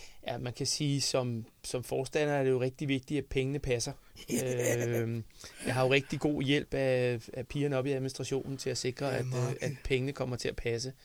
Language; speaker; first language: Danish; native; Danish